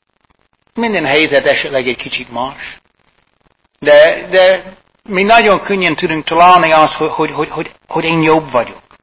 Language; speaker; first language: Hungarian; non-native, fluent; English